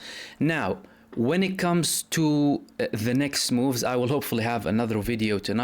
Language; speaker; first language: English; non-native, fluent; Arabic